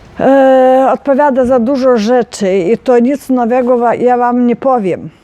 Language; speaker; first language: Polish; non-native, learner; Ukrainian